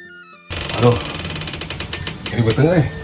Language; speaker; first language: Indonesian; non-native, local second language; Sundanese